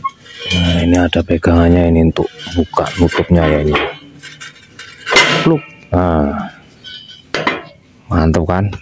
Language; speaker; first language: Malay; non-native, local second language; Javanese